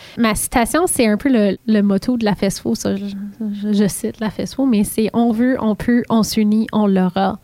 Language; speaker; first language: French; native; French